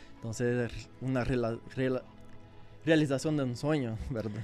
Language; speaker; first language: Spanish; non-native, learner; Portuguese